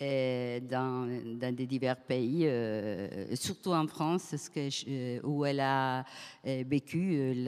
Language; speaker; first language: French; non-native, fluent; Spanish